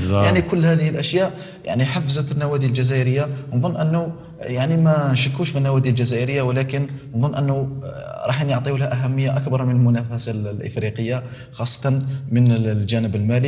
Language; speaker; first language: Arabic; native; Arabic